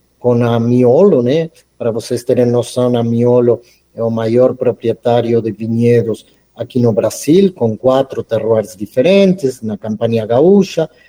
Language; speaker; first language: Portuguese; non-native, fluent; Spanish